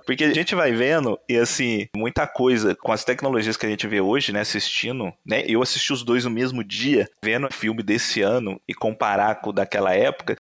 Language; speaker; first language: Portuguese; native; Portuguese